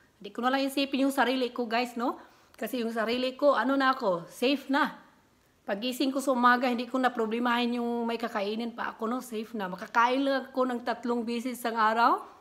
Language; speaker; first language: Filipino; non-native, local second language; Cebuano